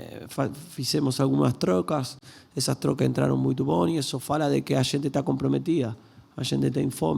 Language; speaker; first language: Portuguese; non-native, learner; Spanish